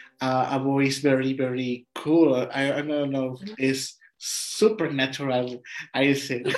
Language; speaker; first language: English; non-native, learner; Spanish